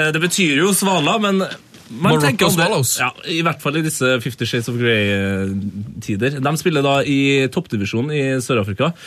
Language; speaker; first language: Norwegian; non-native, fluent; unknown